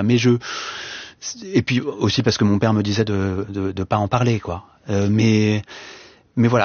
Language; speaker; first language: French; native; French